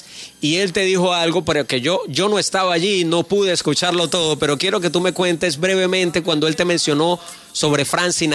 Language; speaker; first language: Spanish; native; Spanish